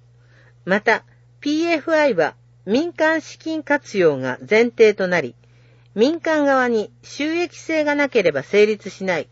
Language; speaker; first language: Japanese; native; Japanese